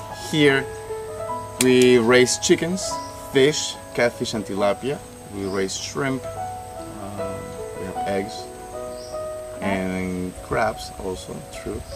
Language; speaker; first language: English; non-native, fluent; Spanish